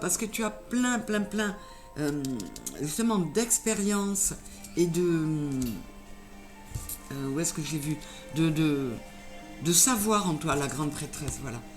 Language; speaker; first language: French; native; French